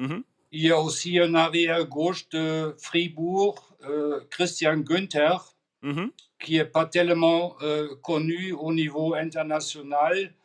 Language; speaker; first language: French; non-native, fluent; German